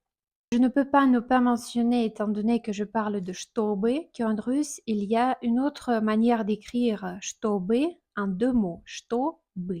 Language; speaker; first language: French; non-native, fluent; Russian